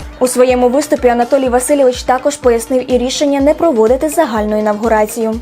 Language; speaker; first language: Ukrainian; native; Ukrainian